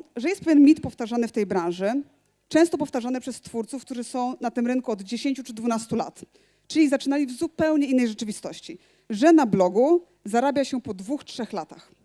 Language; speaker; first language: Polish; native; Polish